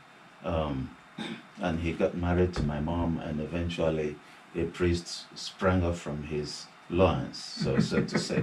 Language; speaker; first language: English; non-native, local second language; Igbo